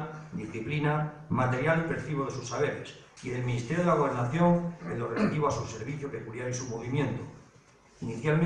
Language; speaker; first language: Spanish; native; Spanish